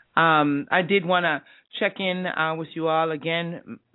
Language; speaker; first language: English; native; English